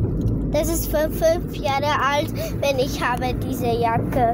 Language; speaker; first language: German; early bilingual, other home language; Vietnamese